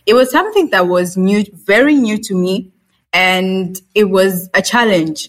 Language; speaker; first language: English; non-native, local second language; Swahili